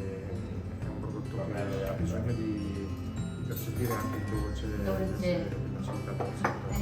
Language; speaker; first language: Italian; native; Italian